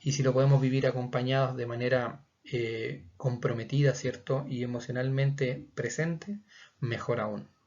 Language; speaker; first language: Spanish; native; Spanish